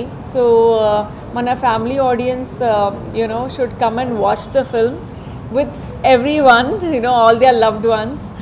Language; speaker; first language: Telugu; non-native, fluent; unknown